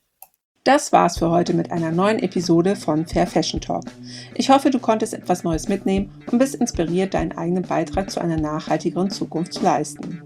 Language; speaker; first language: German; native; German